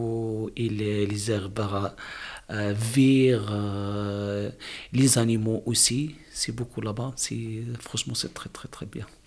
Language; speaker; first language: French; non-native, learner; Arabic